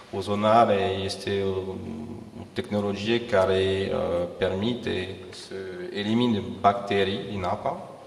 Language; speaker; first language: Romanian; non-native, fluent; French